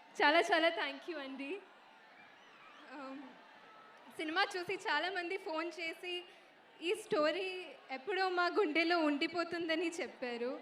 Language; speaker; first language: Telugu; non-native, local second language; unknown